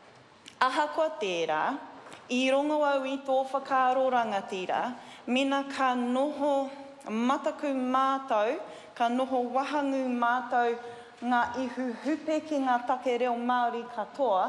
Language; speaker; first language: Māori; non-native, learner; English